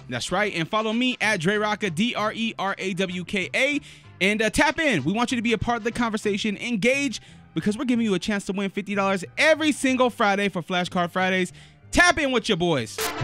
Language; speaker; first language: English; native; English